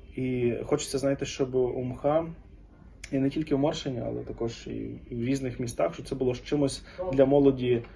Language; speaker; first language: Ukrainian; native; Ukrainian